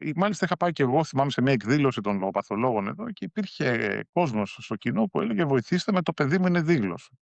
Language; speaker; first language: Greek; native; Greek